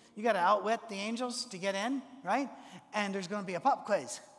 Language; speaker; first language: English; native; English